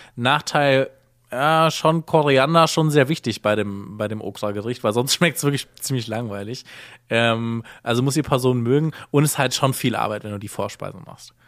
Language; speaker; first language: German; native; German